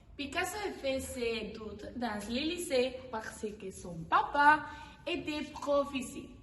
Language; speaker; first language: French; non-native, learner; Spanish